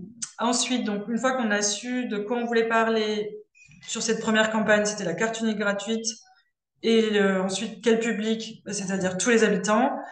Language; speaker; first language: French; native; French